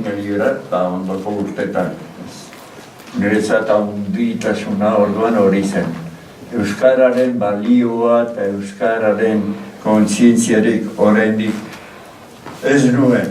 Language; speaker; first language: Basque; native; Basque